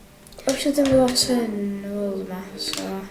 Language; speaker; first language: Welsh; native; Welsh